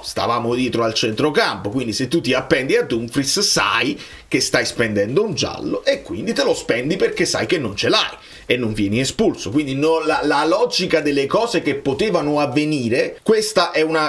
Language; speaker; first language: Italian; native; Italian